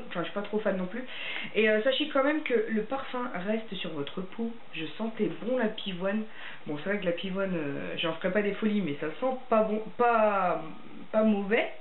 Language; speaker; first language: French; native; French